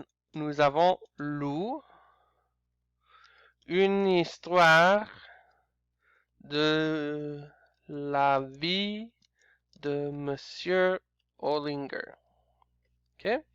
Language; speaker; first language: French; non-native, learner; English